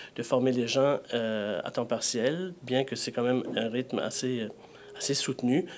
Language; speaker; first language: French; native; French